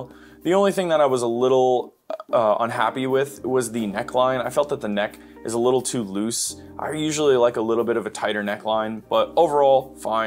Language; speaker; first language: English; native; English